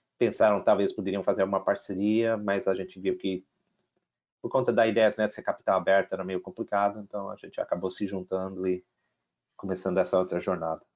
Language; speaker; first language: Portuguese; non-native, fluent; English